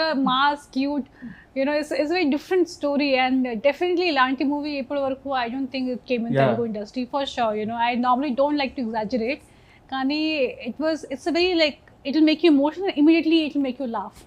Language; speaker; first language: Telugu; non-native, fluent; Hindi